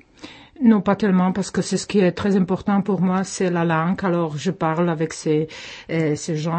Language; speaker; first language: French; non-native, fluent; Czech